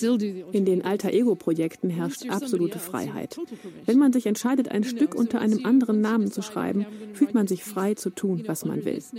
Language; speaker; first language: German; native; German